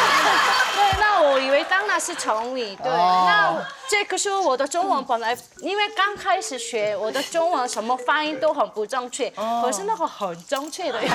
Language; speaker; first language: Chinese; non-native, fluent; Korean